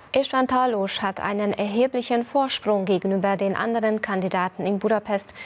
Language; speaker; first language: German; non-native, fluent; Hungarian